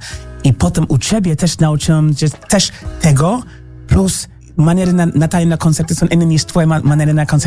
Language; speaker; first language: Polish; non-native, learner; English